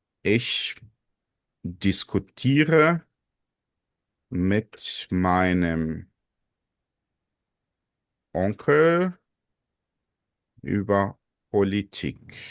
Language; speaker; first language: German; non-native, fluent; Portuguese